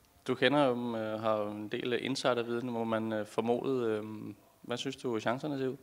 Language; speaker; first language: Danish; native; Danish